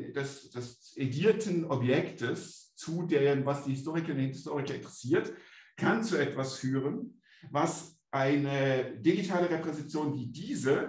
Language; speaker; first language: German; native; German